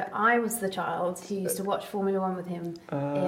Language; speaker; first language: English; native; English